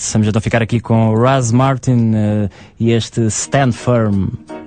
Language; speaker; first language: Portuguese; native; Portuguese